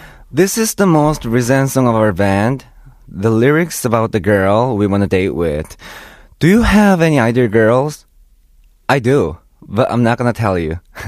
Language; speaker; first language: English; non-native, fluent; Korean